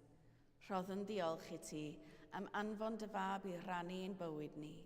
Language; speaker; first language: Welsh; native; Welsh